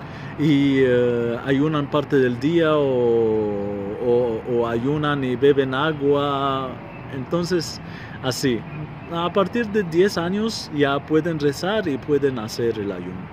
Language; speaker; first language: Spanish; non-native, fluent; Arabic